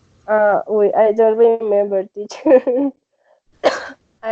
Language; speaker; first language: English; non-native, learner; Spanish